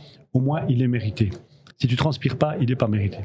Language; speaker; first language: French; early bilingual, other home language; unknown